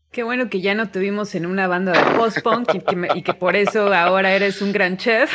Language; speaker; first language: Spanish; native; Spanish